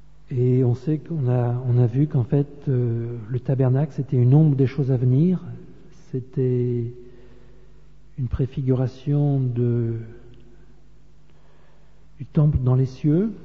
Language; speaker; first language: French; native; French